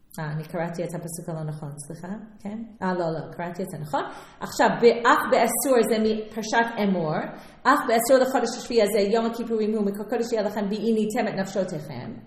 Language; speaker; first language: Hebrew; non-native, fluent; English